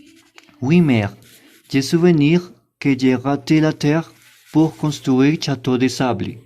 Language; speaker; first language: French; non-native, learner; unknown